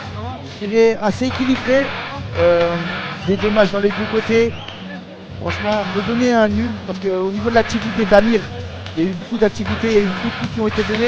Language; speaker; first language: French; native; French